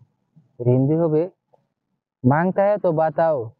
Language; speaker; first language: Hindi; non-native, learner; Bangla